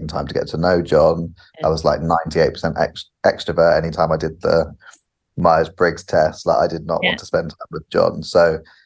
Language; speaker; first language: English; native; English